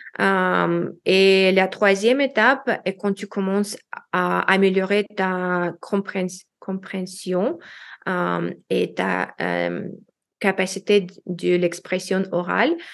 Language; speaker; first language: French; non-native, learner; Russian